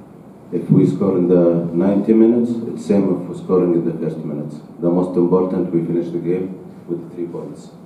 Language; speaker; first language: English; non-native, learner; Arabic